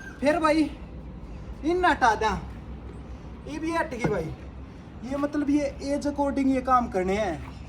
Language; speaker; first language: Hindi; non-native, local second language; Haryanvi